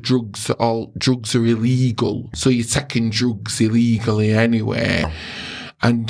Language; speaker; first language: English; native; English